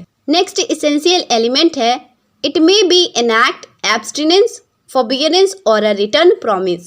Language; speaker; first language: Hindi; native; Hindi